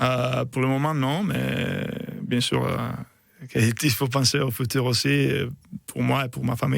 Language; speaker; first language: French; non-native, fluent; Italian